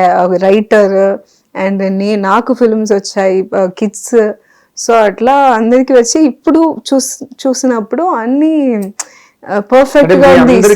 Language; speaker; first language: Telugu; non-native, fluent; Kannada